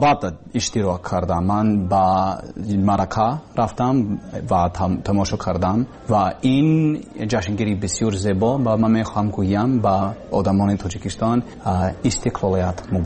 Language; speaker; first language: Persian; non-native, learner; English